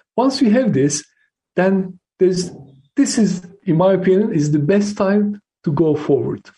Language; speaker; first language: English; non-native, fluent; Turkish